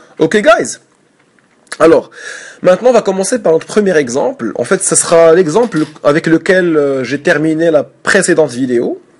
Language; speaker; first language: French; non-native, local second language; Arabic